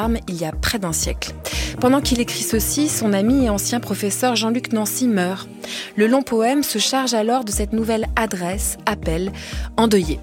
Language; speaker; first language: French; native; French